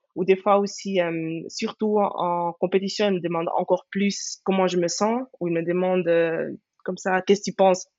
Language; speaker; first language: French; native; French